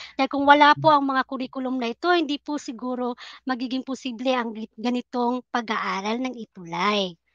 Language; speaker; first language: Filipino; native; Filipino